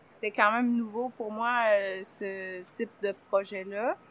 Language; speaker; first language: French; native; French